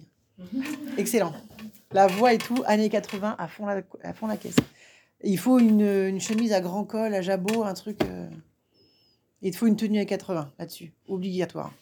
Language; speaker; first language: French; native; French